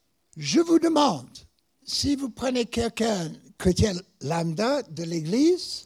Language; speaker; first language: French; non-native, fluent; English